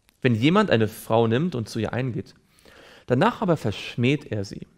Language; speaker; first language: German; native; German